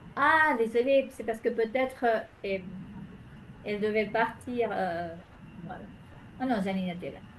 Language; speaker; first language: French; non-native, fluent; Spanish